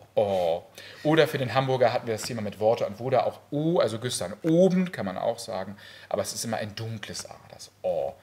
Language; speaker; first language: German; native; German